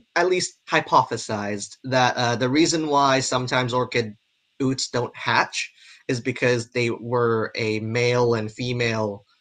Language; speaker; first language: English; non-native, local second language; Cantonese